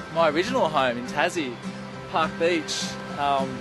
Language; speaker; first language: English; native; English